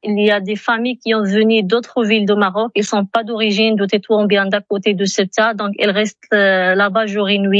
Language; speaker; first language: French; non-native, local second language; Arabic